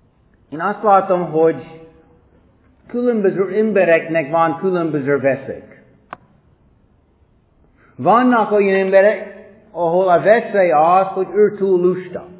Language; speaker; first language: Hungarian; non-native, fluent; English